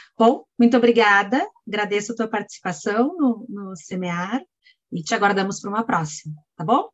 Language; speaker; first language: Portuguese; native; Portuguese